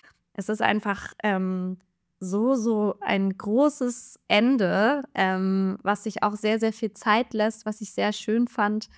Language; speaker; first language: German; native; German